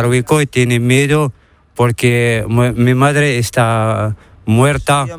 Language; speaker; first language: Spanish; non-native, learner; Arabic